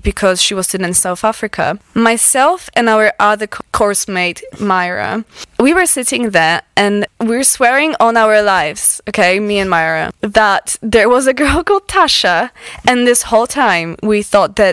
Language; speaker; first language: English; non-native, fluent; Polish